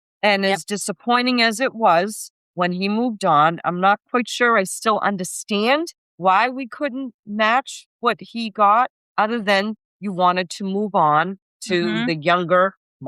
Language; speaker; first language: English; native; English